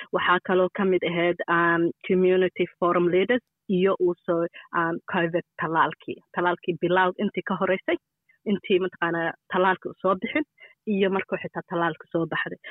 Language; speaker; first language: Somali; early bilingual, heritage; Somali